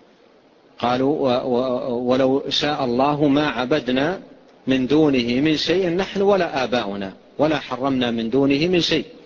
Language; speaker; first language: Arabic; native; Arabic